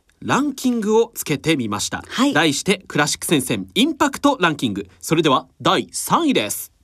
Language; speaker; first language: Japanese; native; Japanese